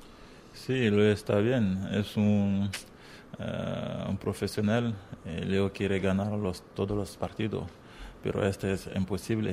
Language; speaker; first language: Spanish; non-native, learner; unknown